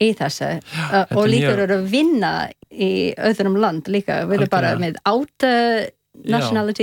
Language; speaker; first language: Icelandic; non-native, learner; English